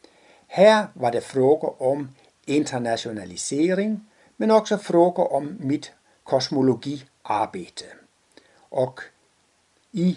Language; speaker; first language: Swedish; non-native, fluent; Danish